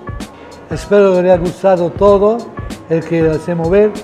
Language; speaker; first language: Spanish; non-native, fluent; Italian